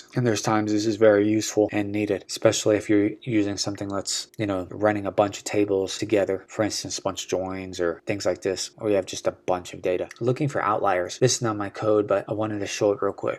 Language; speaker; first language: English; native; English